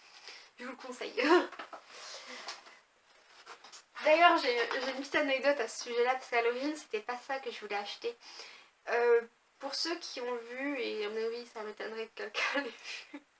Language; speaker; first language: French; native; French